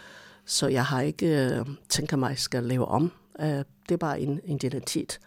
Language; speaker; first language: Danish; non-native, fluent; Chinese